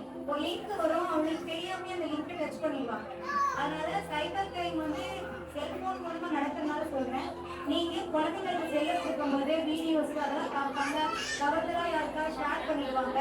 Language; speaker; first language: Tamil; native; Tamil